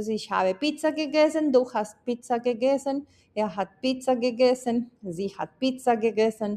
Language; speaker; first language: German; non-native, fluent; Spanish